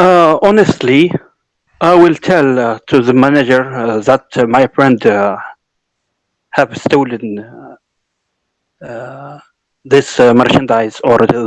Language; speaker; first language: English; non-native, local second language; Arabic